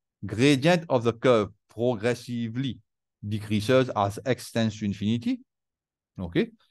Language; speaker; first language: English; non-native, local second language; Morisyen